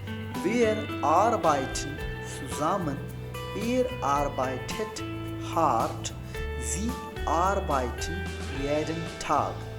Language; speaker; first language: German; non-native, fluent; Urdu